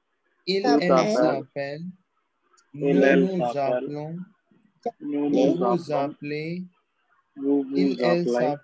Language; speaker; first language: French; non-native, fluent; Hindi